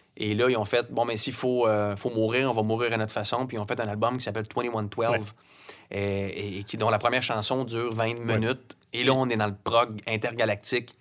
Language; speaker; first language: French; native; French